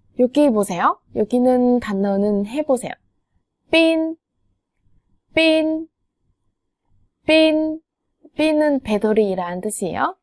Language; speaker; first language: Korean; non-native, fluent; Vietnamese